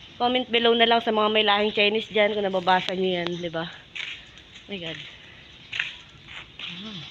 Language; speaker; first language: Filipino; native; Filipino